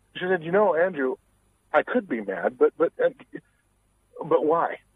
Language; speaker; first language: English; native; English